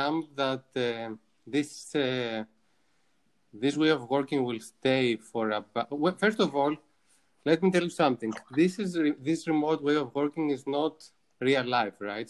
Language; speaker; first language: English; non-native, fluent; Greek